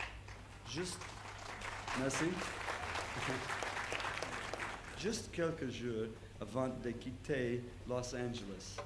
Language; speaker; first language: French; non-native, learner; English